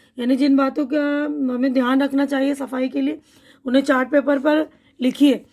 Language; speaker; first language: Urdu; native; Urdu